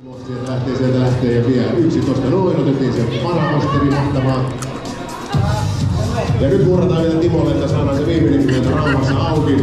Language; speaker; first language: Finnish; native; Finnish